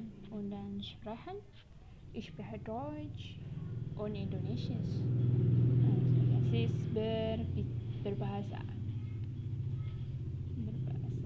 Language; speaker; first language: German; non-native, fluent; Indonesian